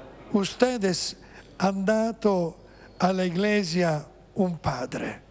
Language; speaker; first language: Spanish; non-native, fluent; Italian